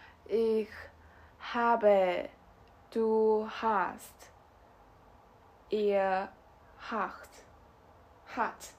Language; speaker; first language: German; non-native, learner; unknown